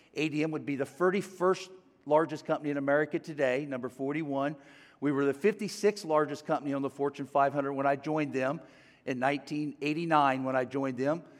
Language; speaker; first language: English; native; English